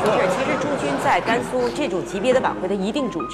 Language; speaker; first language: Chinese; native; Chinese